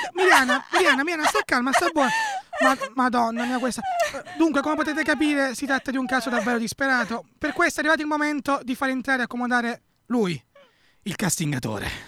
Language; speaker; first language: Italian; native; Italian